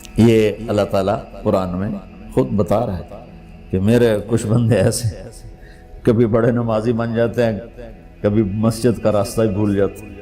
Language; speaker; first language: Urdu; non-native, local second language; Punjabi